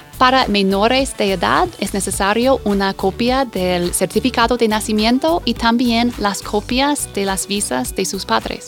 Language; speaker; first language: Spanish; non-native, fluent; English